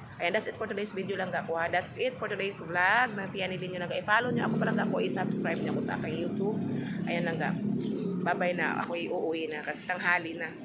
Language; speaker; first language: Filipino; non-native, local second language; Cebuano